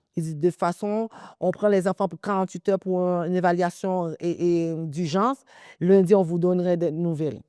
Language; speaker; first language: French; early bilingual, other home language; Haitian Creole